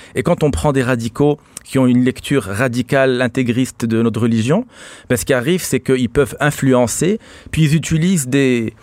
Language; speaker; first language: French; non-native, local second language; Arabic